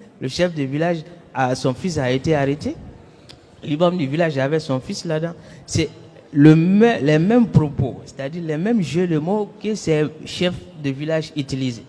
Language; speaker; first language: French; non-native, local second language; Soninke